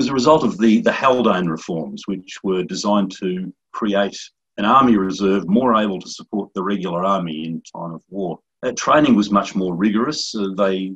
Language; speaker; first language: English; native; English